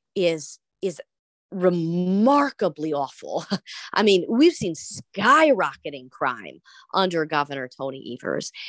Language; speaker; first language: English; native; English